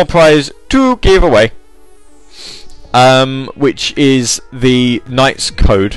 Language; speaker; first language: English; native; English